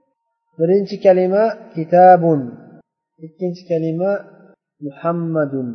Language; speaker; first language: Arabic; non-native, fluent; Uzbek